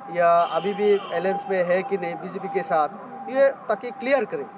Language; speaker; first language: Hindi; non-native, local second language; Bangla